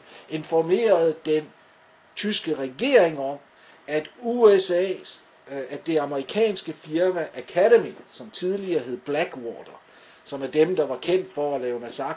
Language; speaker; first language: Danish; native; Danish